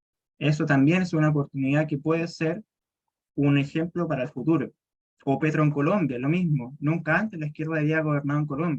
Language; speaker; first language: Spanish; native; Spanish